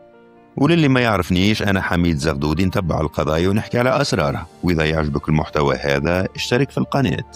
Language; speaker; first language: Arabic; native; Arabic